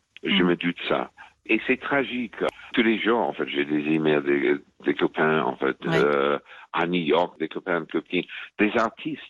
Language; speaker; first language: French; non-native, fluent; English